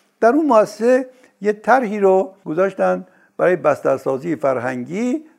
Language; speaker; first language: Persian; native; Persian